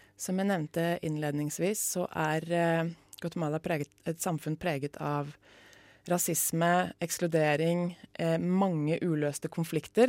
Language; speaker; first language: Norwegian; native; Norwegian